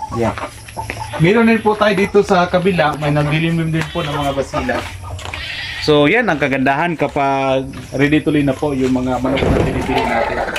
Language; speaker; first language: Filipino; non-native, local second language; Cebuano